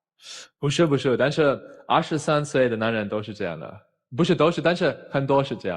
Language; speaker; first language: Chinese; non-native, fluent; German